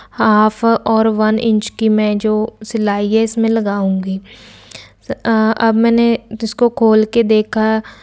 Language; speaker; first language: Hindi; non-native, local second language; Punjabi